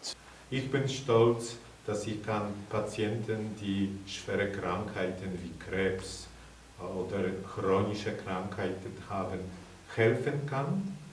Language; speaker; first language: German; non-native, learner; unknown